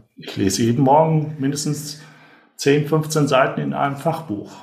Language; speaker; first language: German; native; German